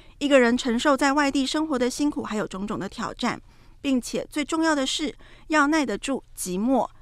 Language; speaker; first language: Chinese; native; Chinese